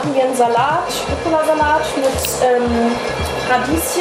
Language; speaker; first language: German; native; German